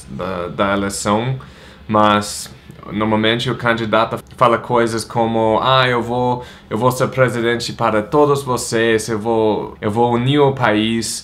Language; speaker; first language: Portuguese; non-native, fluent; English